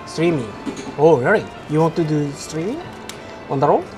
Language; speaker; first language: English; non-native, learner; Japanese